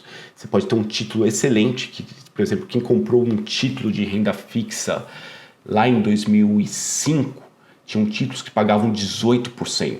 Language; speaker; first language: Portuguese; native; Portuguese